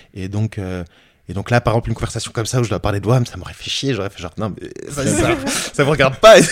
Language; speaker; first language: French; native; French